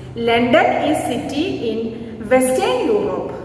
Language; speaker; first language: English; non-native, local second language; Malayalam